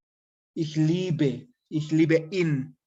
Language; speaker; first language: German; non-native, fluent; Spanish